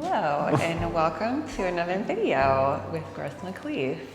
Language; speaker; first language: English; native; English